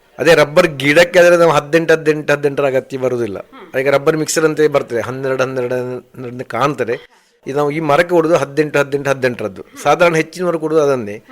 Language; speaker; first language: Kannada; native; Kannada